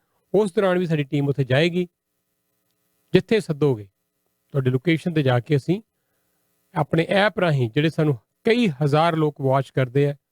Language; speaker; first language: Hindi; non-native, local second language; Punjabi